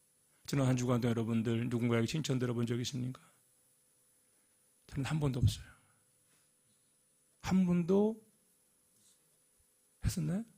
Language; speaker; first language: Korean; native; Korean